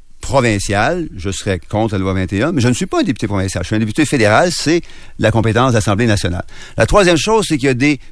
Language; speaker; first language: French; native; French